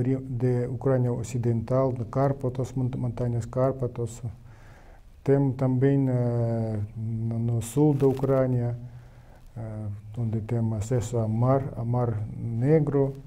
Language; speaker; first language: Portuguese; non-native, learner; Ukrainian